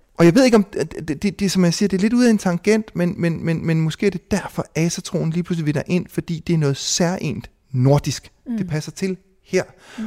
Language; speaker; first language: Danish; native; Danish